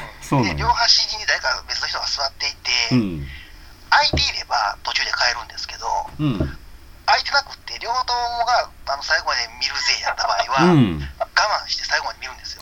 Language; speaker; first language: Japanese; native; Japanese